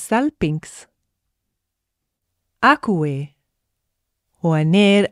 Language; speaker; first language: Greek; non-native, fluent; English